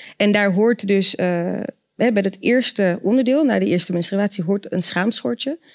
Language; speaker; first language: Dutch; native; Dutch